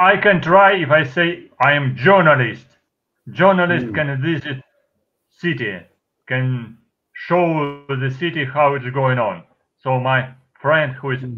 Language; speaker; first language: English; non-native, fluent; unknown